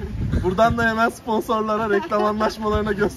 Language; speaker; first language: Turkish; native; Turkish